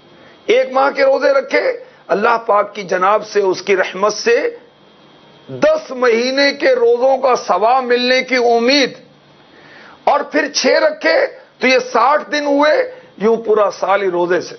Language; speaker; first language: Urdu; native; Urdu